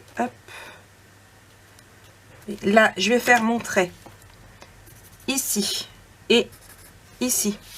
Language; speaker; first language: French; native; French